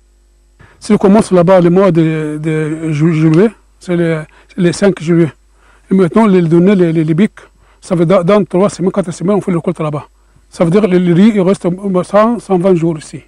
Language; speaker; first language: French; non-native, learner; Arabic